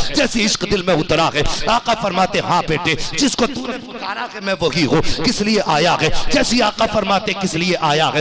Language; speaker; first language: Urdu; native; Urdu